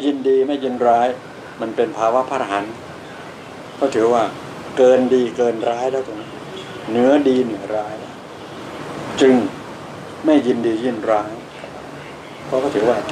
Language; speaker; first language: Thai; native; Thai